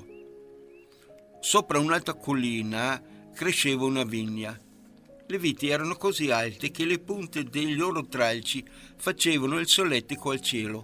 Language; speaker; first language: Italian; non-native, fluent; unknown